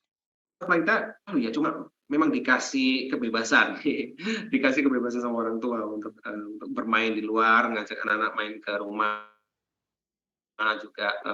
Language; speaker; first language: Indonesian; non-native, fluent; English